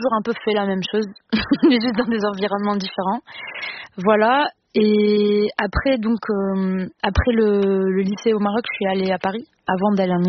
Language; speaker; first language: French; non-native, local second language; Arabic